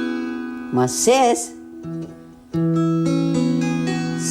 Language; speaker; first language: Dutch; non-native, learner; Tigrinya